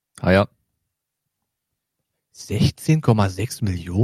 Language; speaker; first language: German; native; German